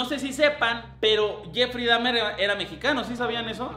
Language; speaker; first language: Spanish; native; Spanish